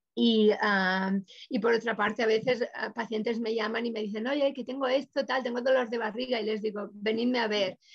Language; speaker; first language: Spanish; native; Spanish